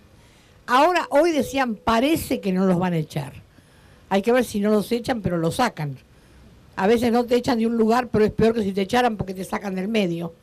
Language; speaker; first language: Spanish; native; Spanish